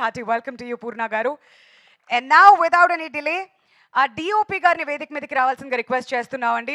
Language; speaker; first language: Telugu; native; Telugu